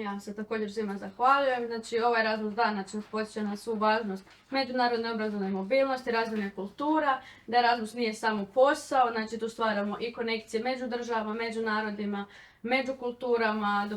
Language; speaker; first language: Croatian; native; Croatian